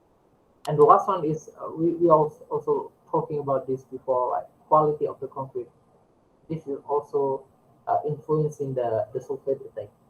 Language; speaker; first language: English; non-native, learner; Indonesian